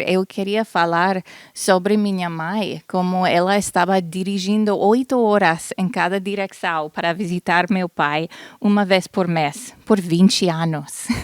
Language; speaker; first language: Portuguese; non-native, fluent; English